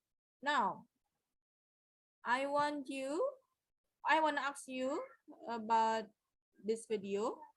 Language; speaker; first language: English; non-native, learner; Indonesian